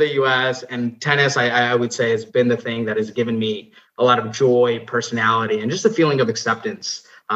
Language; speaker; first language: English; non-native, local second language; Nepali